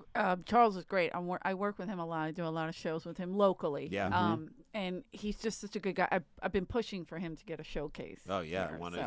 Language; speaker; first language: English; native; English